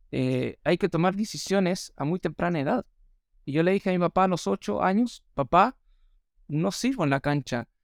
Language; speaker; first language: Spanish; non-native, fluent; English